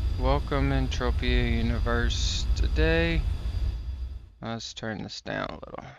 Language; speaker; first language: English; native; English